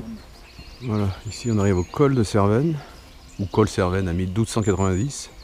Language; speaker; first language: French; native; French